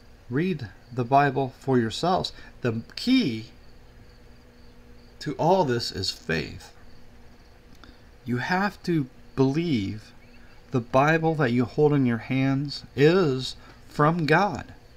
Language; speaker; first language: English; native; English